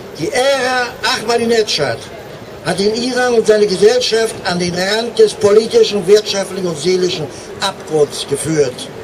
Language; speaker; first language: German; native; German